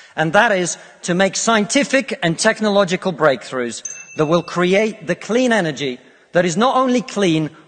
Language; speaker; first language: English; non-native, fluent; Russian